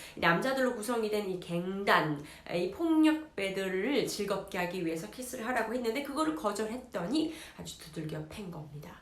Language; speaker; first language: Korean; native; Korean